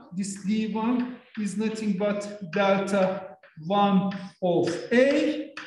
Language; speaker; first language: English; non-native, fluent; Turkish